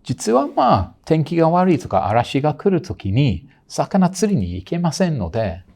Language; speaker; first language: Japanese; non-native, fluent; English